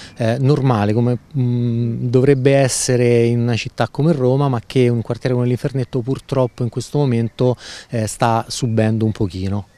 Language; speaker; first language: Italian; native; Italian